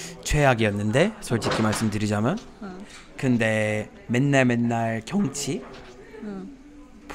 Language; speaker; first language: Korean; non-native, fluent; English